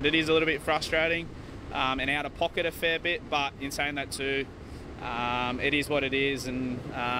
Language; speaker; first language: English; native; English